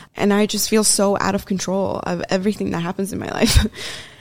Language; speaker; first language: English; early bilingual, other home language; Persian